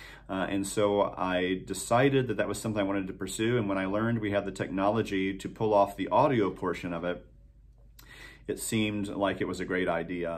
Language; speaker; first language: English; native; English